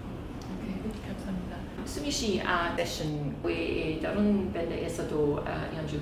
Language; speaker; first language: Korean; non-native, learner; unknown